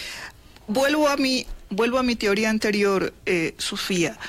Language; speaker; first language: Spanish; native; Spanish